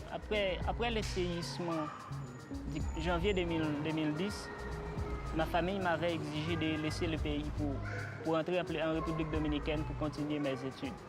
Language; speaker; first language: French; non-native, local second language; Haitian Creole